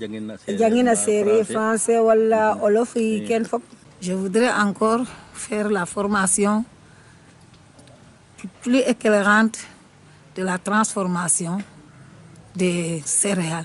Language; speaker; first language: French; non-native, learner; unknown